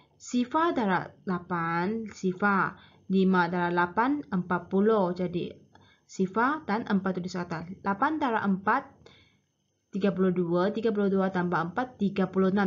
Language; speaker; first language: Malay; native; Malay